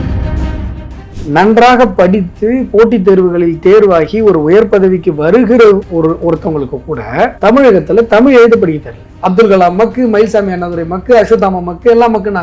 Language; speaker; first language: Tamil; native; Tamil